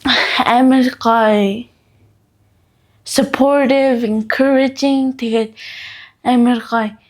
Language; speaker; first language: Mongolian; early bilingual, heritage; Mongolian